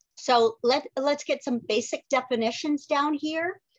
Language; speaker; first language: English; native; English